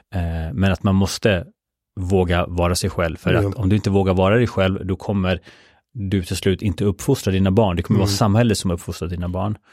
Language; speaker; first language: Swedish; early bilingual, other home language; Spanish